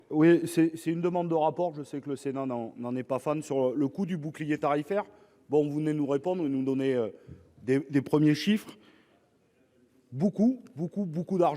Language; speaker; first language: French; native; French